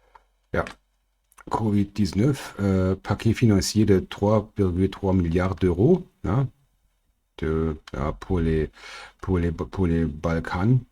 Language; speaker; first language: French; non-native, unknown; German